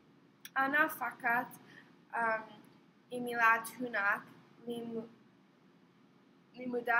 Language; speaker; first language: Arabic; non-native, learner; English